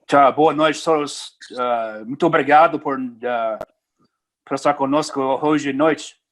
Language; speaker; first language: Portuguese; non-native, fluent; English